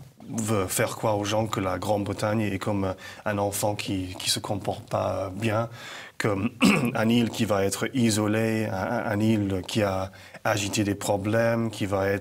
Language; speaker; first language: French; non-native, fluent; English